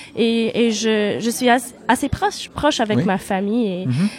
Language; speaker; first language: French; non-native, fluent; Polish